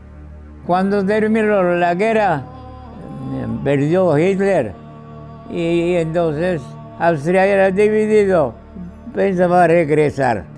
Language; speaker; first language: Spanish; non-native, fluent; Georgian